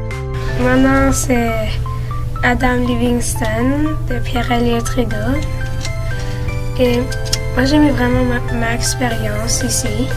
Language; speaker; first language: French; non-native, local second language; English